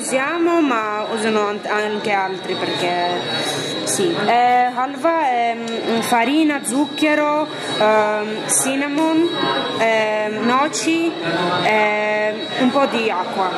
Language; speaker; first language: Italian; non-native, learner; Armenian